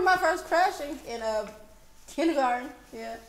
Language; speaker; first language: English; native; English